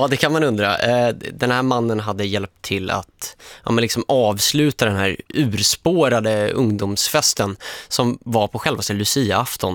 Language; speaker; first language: Swedish; native; Swedish